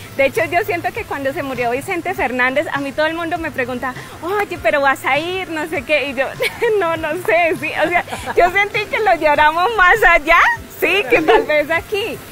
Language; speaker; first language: Spanish; native; Spanish